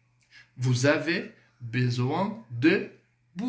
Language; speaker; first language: French; non-native, fluent; Portuguese